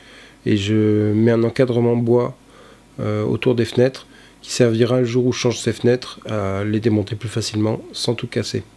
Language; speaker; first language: French; native; French